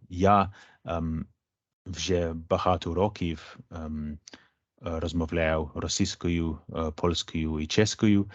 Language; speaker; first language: Ukrainian; non-native, fluent; English